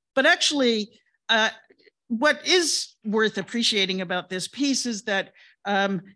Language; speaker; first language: English; native; English